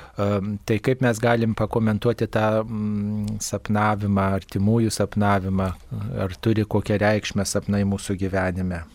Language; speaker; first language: Lithuanian; native; Lithuanian